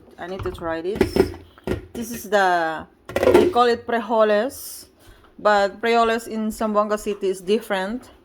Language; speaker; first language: English; non-native, local second language; Chavacano